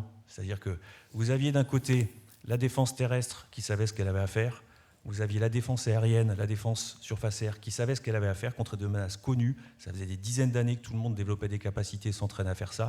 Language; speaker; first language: French; native; French